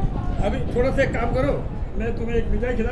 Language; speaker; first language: Hindi; non-native, local second language; Bangla